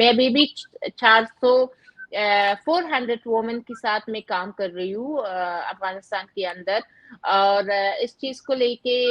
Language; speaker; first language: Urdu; non-native, fluent; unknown